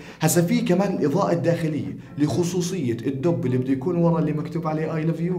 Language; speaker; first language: Arabic; native; Arabic